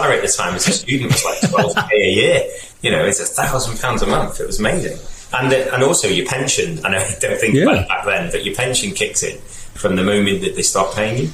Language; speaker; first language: English; native; English